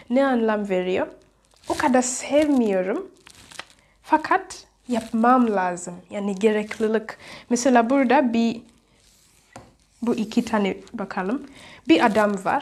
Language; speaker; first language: Turkish; non-native, fluent; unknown